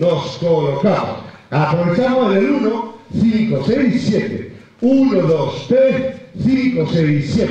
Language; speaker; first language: Spanish; native; Spanish